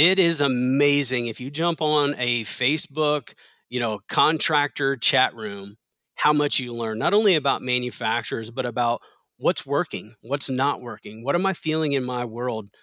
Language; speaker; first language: English; native; English